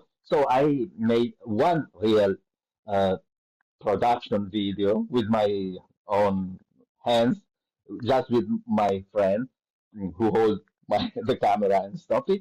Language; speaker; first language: English; non-native, learner; Italian